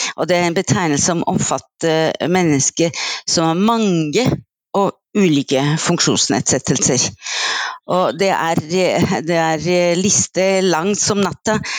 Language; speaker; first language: Norwegian; non-native, fluent; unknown